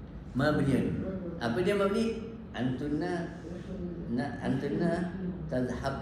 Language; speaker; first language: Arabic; non-native, fluent; Malay